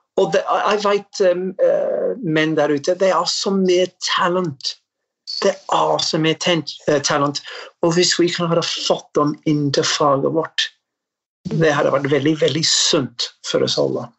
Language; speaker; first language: Norwegian; non-native, fluent; English